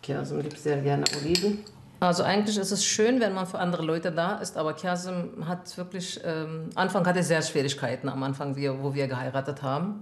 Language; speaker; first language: German; non-native, fluent; Turkish